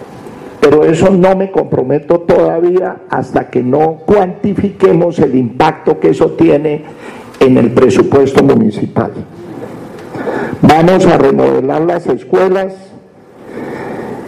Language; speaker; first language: Spanish; native; Spanish